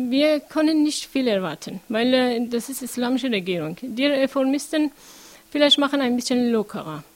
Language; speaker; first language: German; non-native, learner; Persian